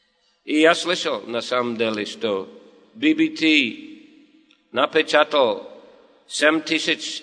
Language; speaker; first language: Russian; non-native, learner; English